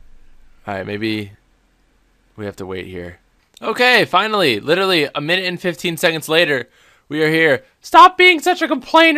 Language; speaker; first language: English; native; English